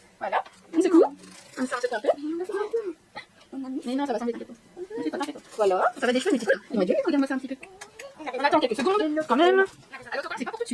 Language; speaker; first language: French; native; French